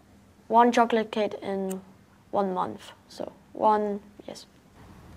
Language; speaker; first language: English; non-native, learner; German